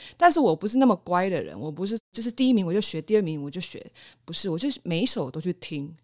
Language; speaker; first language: Chinese; native; Chinese